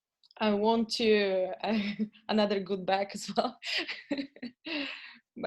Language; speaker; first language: English; non-native, fluent; Russian